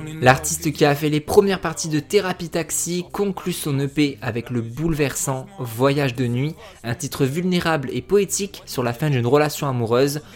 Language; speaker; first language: French; native; French